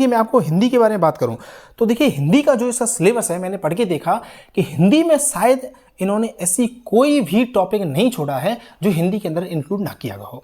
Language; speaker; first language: Hindi; native; Hindi